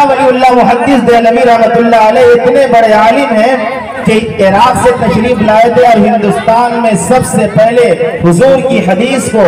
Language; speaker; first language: Urdu; native; Urdu